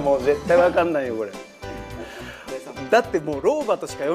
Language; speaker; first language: Japanese; native; Japanese